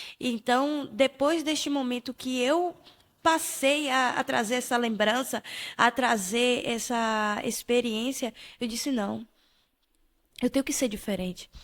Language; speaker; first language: Portuguese; native; Portuguese